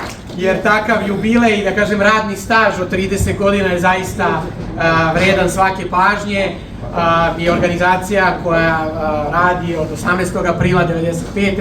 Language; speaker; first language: Bosnian; native; Bosnian